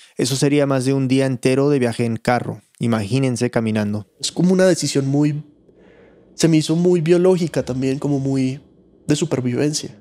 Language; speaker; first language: Spanish; early bilingual, heritage; Spanish